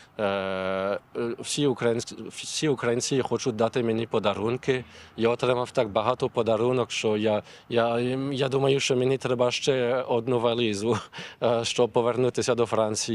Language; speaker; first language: Ukrainian; non-native, learner; French